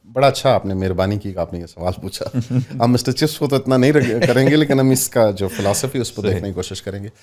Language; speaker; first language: Urdu; non-native, local second language; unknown